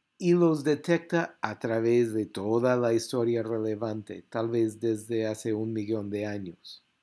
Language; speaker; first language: Spanish; non-native, fluent; English